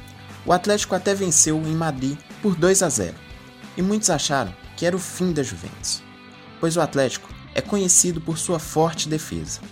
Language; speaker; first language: Portuguese; native; Portuguese